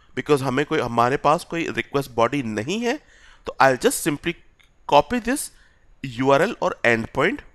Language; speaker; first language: Hindi; native; Hindi